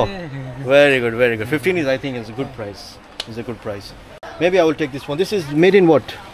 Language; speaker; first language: English; non-native, fluent; Urdu